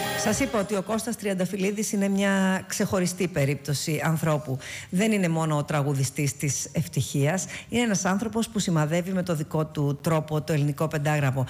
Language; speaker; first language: Greek; early bilingual, other home language; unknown